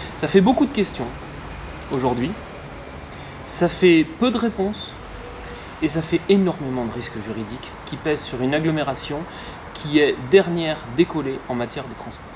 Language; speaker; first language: French; native; French